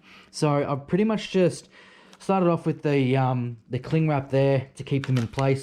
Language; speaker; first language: English; native; English